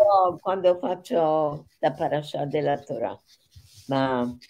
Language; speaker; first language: Italian; non-native, fluent; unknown